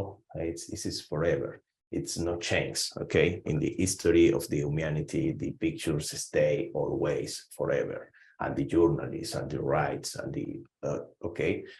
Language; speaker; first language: English; non-native, learner; Spanish